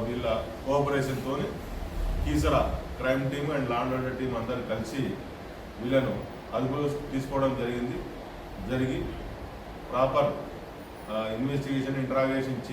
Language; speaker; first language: Telugu; native; Telugu